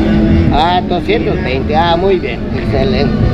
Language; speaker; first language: Spanish; native; Spanish